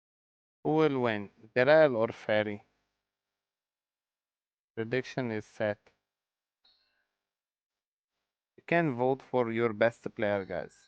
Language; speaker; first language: English; non-native, fluent; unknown